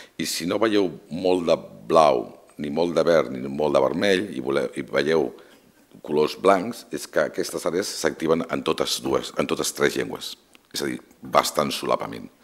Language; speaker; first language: Catalan; non-native, local second language; Spanish